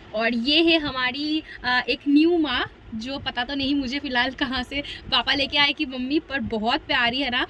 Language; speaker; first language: Hindi; non-native, local second language; Bangla